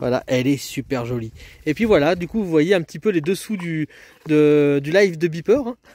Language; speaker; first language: French; native; French